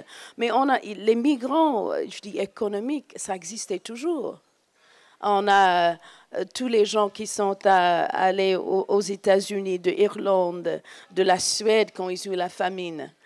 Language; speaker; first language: French; non-native, fluent; English